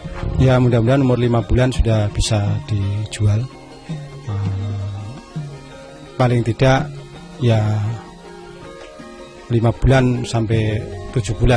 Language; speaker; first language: Indonesian; non-native, local second language; Javanese